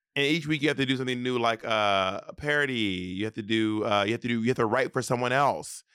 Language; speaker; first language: English; native; English